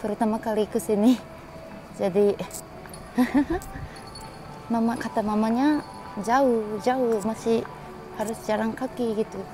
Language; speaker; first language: Indonesian; non-native, fluent; Japanese